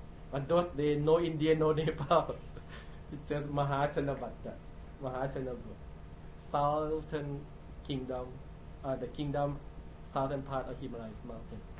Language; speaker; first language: English; non-native, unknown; Thai